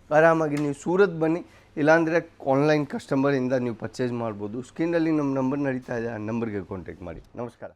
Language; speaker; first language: Kannada; non-native, local second language; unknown